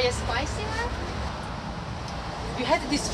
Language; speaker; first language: English; non-native, learner; Korean